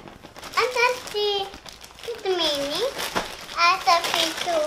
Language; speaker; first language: Romanian; early bilingual, heritage; Romanian